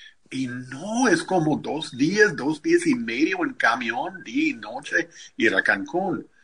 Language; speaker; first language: Spanish; non-native, fluent; English